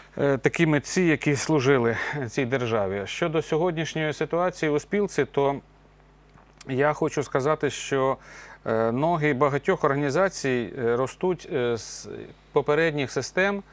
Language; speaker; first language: Ukrainian; native; Ukrainian